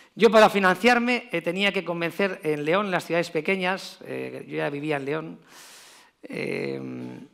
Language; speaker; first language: Spanish; native; Spanish